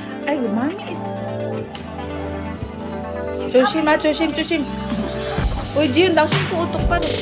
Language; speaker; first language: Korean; non-native, learner; Filipino